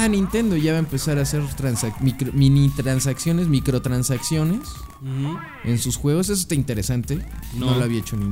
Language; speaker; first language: Spanish; native; Spanish